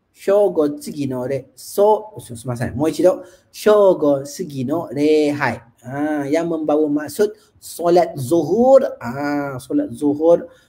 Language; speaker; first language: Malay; native; Malay